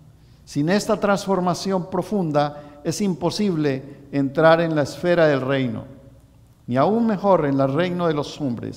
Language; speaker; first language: Spanish; native; Spanish